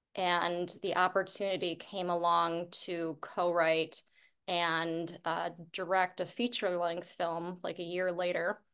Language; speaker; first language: English; native; English